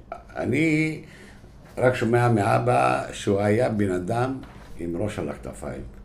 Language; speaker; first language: Hebrew; non-native, local second language; Arabic